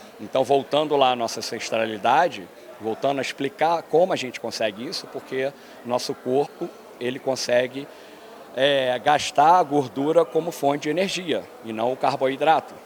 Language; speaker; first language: Portuguese; native; Portuguese